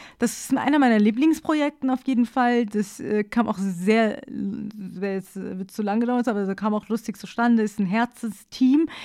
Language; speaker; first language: German; early bilingual, other home language; Persian